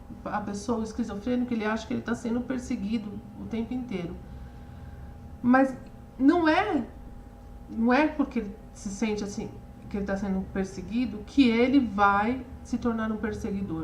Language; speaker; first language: Portuguese; native; Portuguese